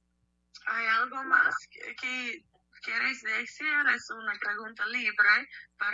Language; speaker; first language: Spanish; non-native, learner; English